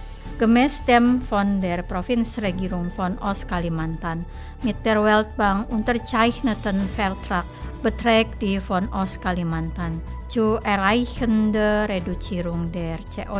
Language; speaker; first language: German; non-native, fluent; Indonesian